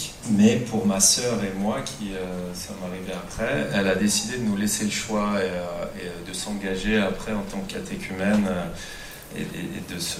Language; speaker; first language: French; native; French